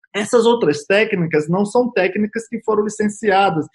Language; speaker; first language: Portuguese; native; Portuguese